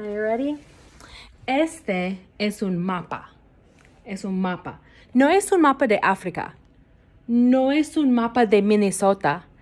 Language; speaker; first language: Spanish; non-native, learner; English